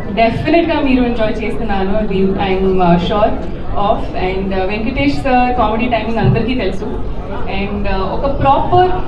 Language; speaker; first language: Telugu; non-native, learner; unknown